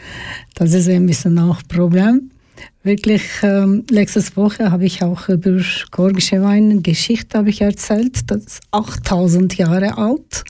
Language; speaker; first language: German; non-native, learner; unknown